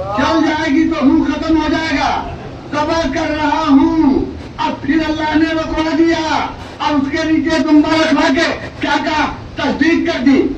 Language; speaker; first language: Hindi; native; Hindi